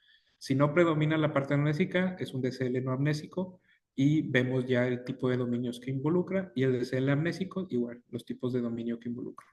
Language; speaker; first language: Spanish; native; Spanish